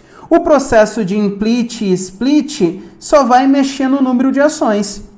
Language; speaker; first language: Portuguese; native; Portuguese